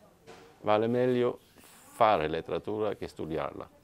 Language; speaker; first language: Italian; non-native, fluent; Swedish